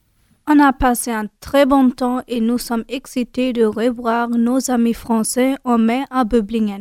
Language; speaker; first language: French; non-native, learner; German